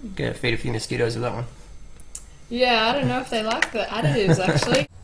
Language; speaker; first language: English; native; English